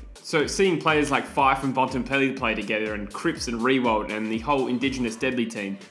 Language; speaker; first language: English; native; English